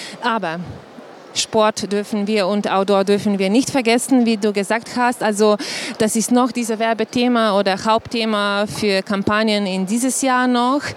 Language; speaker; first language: German; non-native, fluent; Slovenian